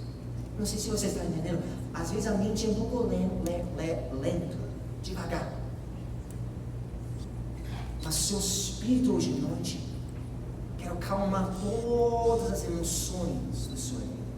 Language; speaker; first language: Portuguese; non-native, fluent; English